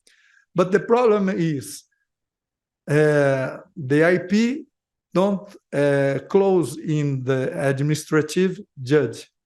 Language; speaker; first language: English; non-native, learner; Portuguese